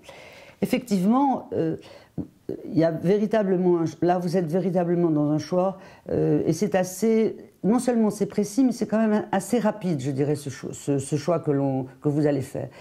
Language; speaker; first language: French; native; French